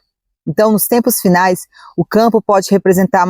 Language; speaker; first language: Portuguese; native; Portuguese